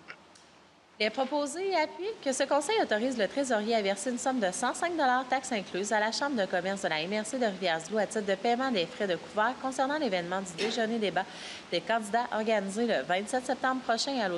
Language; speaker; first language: French; native; French